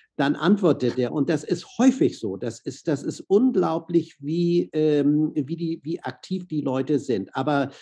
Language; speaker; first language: German; native; German